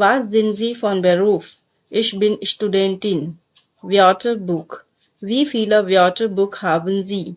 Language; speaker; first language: German; non-native, fluent; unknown